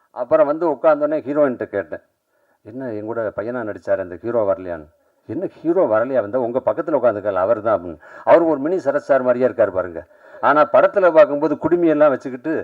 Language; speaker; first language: Tamil; native; Tamil